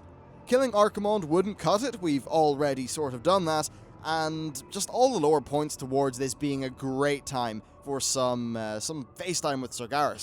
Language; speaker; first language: English; native; English